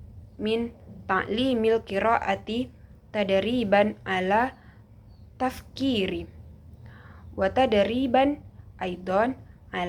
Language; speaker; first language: Arabic; non-native, learner; Indonesian